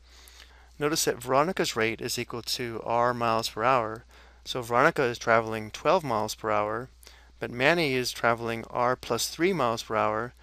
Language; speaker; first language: English; native; English